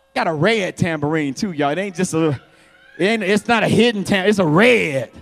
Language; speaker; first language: English; native; English